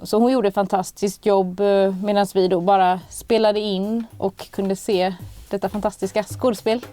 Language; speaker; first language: Swedish; native; Swedish